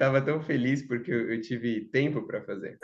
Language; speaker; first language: Portuguese; native; Portuguese